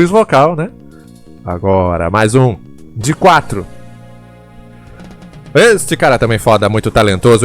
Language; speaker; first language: Portuguese; native; Portuguese